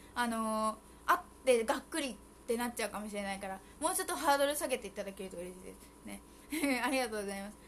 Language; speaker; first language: Japanese; early bilingual, heritage; Japanese